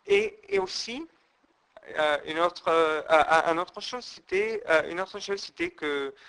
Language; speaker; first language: French; non-native, fluent; English